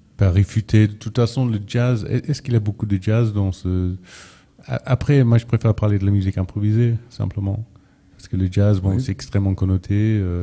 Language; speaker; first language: French; non-native, fluent; English